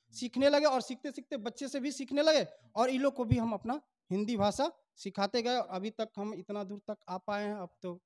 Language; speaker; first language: Hindi; native; Hindi